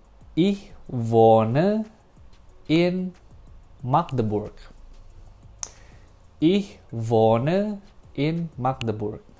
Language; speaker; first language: German; non-native, learner; Indonesian